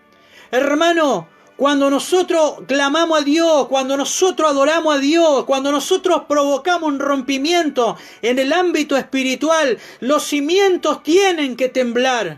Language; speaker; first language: Spanish; native; Spanish